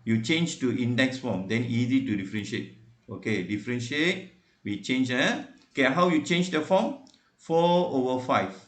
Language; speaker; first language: English; non-native, local second language; Malay